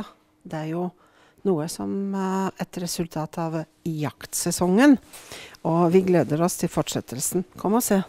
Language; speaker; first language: Norwegian; native; Norwegian